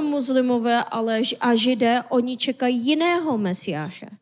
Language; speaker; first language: Czech; non-native, fluent; Korean